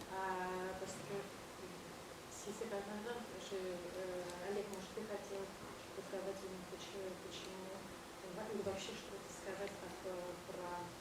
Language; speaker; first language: Russian; native; Russian